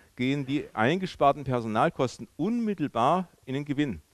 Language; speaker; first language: German; native; German